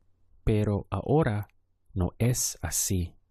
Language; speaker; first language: Spanish; non-native, fluent; English